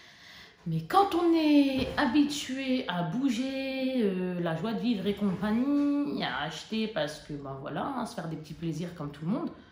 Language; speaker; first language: French; native; French